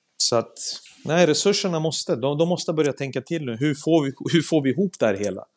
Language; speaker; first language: Swedish; early bilingual, other home language; Serbian